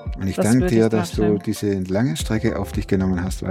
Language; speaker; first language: German; native; German